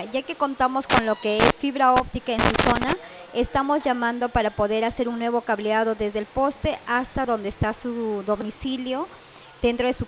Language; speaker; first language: Spanish; native; Spanish